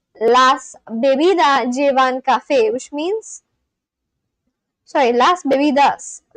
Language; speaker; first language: Spanish; non-native, learner; English